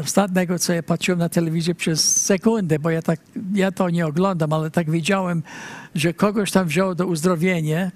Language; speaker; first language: Polish; early bilingual, heritage; Polish